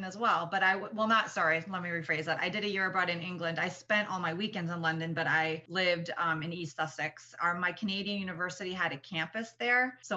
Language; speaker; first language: English; native; English